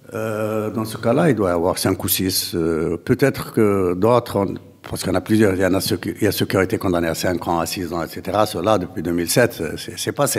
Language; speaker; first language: French; non-native, local second language; Arabic